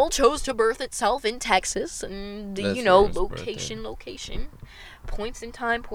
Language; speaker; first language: English; native; English